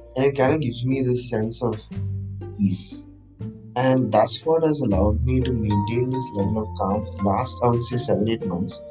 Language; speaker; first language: English; non-native, local second language; Malayalam